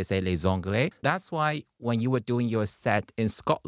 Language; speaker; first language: English; non-native, fluent; Chinese